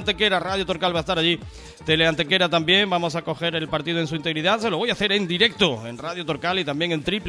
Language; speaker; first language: Spanish; native; Spanish